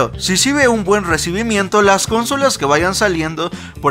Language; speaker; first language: Spanish; native; Spanish